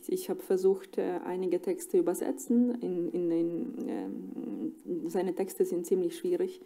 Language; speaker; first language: German; non-native, fluent; Ukrainian